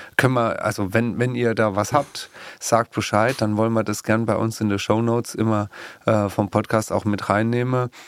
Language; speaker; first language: German; native; German